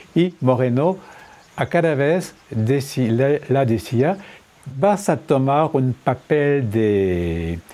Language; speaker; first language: Spanish; non-native, fluent; French